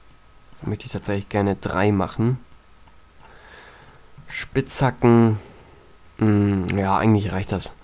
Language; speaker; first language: German; native; German